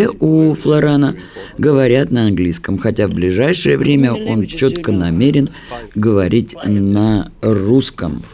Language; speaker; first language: Russian; native; Russian